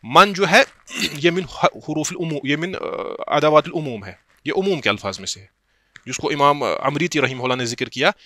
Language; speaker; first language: Urdu; non-native, local second language; Kashmiri